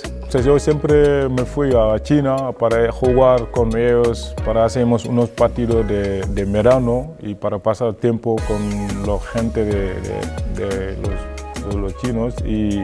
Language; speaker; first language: Spanish; non-native, fluent; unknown